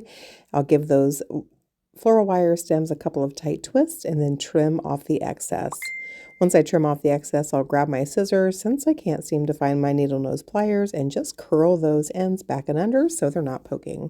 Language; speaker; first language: English; native; English